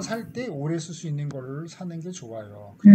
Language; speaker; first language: Korean; native; Korean